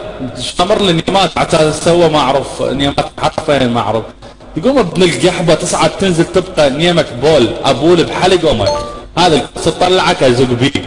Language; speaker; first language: Arabic; native; Arabic